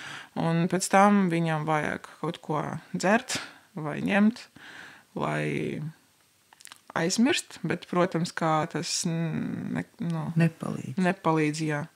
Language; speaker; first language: Latvian; non-native, local second language; Russian